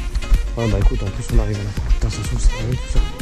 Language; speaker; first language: French; native; French